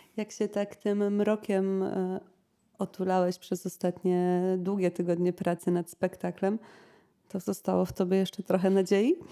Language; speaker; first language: Polish; native; Polish